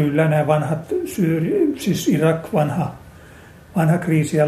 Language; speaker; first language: Finnish; native; Finnish